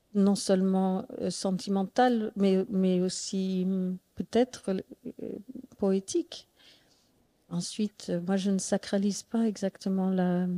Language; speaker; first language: French; non-native, fluent; English